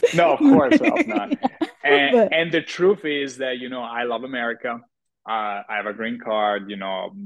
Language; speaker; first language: English; non-native, fluent; Italian